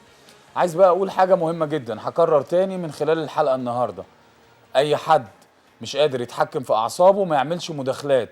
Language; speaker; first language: Arabic; native; Arabic